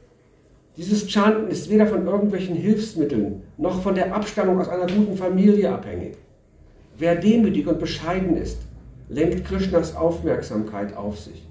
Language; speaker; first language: German; native; German